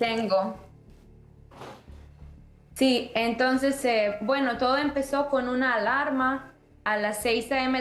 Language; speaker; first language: Spanish; early bilingual, heritage; Spanish